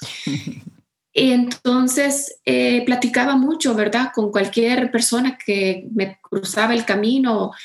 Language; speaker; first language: Spanish; early bilingual, heritage; Spanish